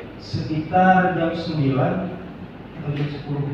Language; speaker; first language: Indonesian; non-native, local second language; Sundanese